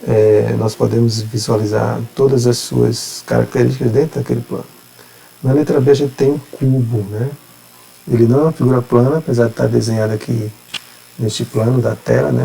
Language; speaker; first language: Portuguese; native; Portuguese